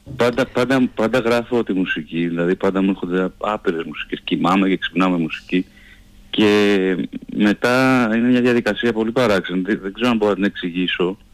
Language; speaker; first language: Greek; native; Greek